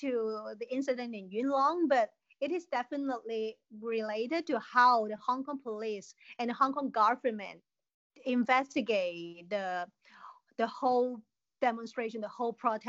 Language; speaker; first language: English; non-native, local second language; Cantonese